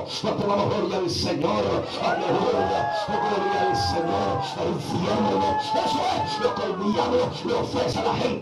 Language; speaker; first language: Spanish; native; Spanish